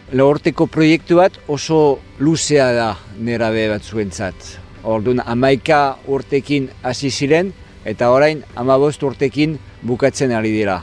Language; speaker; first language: Basque; non-native, fluent; French